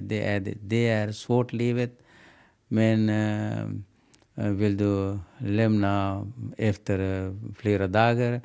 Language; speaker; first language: Swedish; non-native, learner; Sinhala